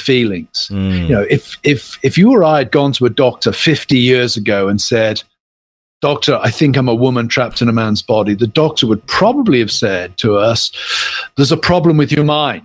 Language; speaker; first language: English; native; English